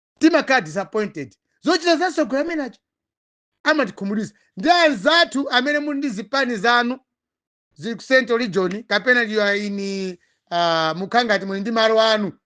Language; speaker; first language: Nyanja; non-native, local second language; Tumbuka